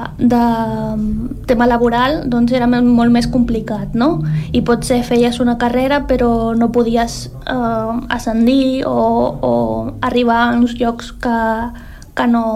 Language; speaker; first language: Catalan; early bilingual, other home language; Spanish